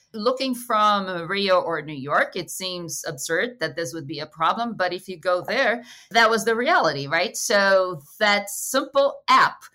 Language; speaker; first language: English; non-native, fluent; Portuguese